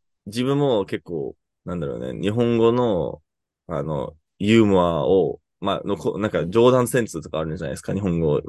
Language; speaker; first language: Japanese; non-native, fluent; English